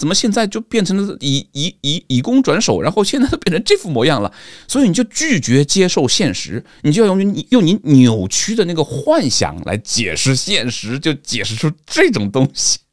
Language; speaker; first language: Chinese; native; Chinese